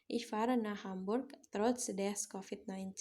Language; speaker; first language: German; non-native, fluent; Indonesian